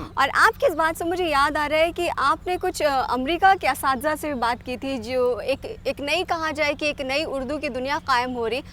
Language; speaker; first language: Urdu; native; Urdu